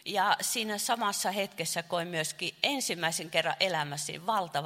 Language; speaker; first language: Finnish; non-native, fluent; Chinese